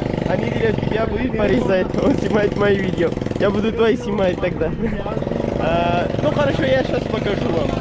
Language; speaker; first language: Russian; non-native, learner; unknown